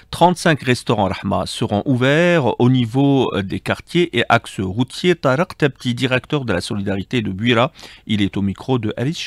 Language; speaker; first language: French; non-native, local second language; Arabic